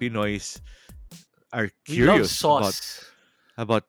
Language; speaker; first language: English; non-native, local second language; Filipino